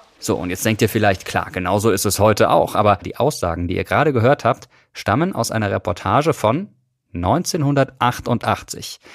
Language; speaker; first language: German; native; German